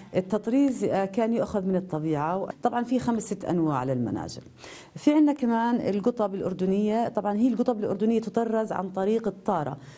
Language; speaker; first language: Arabic; native; Arabic